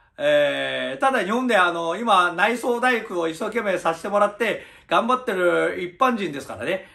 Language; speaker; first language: Japanese; early bilingual, other home language; Chinese